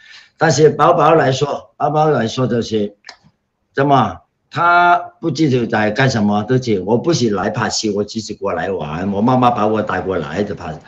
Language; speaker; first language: Chinese; non-native, local second language; Cantonese